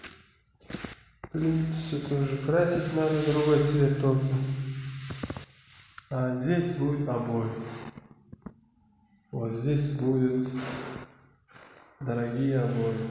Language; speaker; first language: Russian; non-native, learner; Uzbek